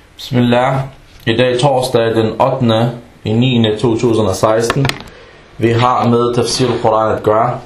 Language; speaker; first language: Danish; early bilingual, other home language; Arabic